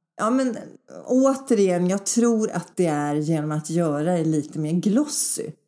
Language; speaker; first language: Swedish; early bilingual, other home language; Polish